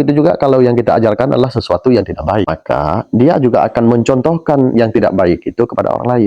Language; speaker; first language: Indonesian; native; Indonesian